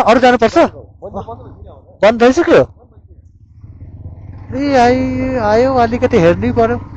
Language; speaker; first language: Nepali; non-native, local second language; Bangla